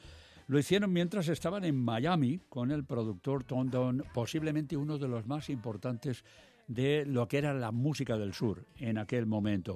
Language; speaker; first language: Spanish; native; Spanish